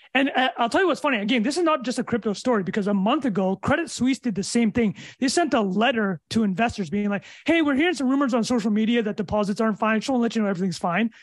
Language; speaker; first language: English; native; English